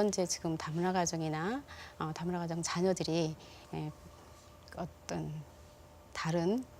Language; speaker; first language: Korean; native; Korean